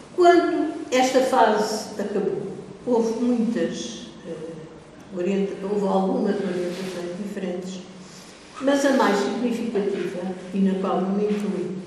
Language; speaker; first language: Portuguese; native; Portuguese